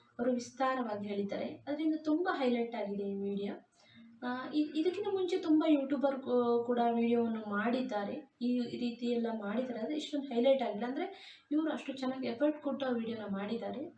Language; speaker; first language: Kannada; non-native, local second language; Tulu